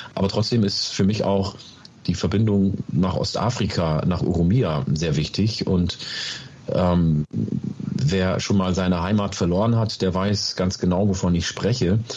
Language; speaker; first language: German; early bilingual, other home language; Oromo